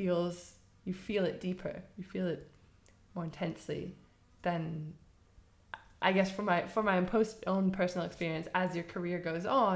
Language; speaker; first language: English; native; English